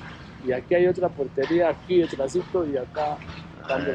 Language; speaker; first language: Spanish; native; Spanish